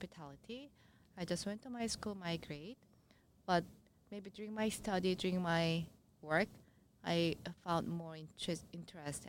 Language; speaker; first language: English; non-native, learner; Korean